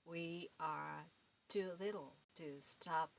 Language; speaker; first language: English; non-native, fluent; Japanese